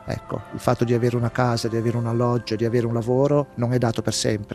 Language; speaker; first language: Italian; native; Italian